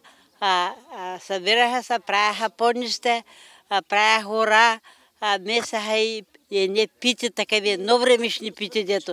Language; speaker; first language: Bulgarian; native; Bulgarian